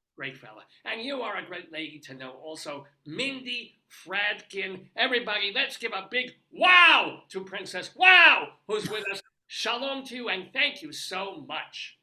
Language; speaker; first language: English; native; English